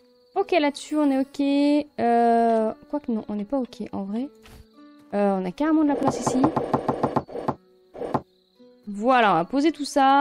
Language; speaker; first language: French; native; French